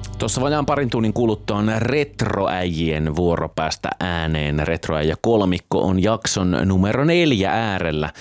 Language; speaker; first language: Finnish; native; Finnish